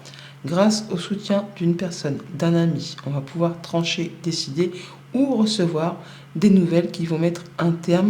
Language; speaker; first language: French; native; French